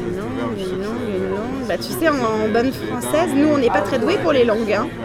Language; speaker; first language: French; non-native, local second language; German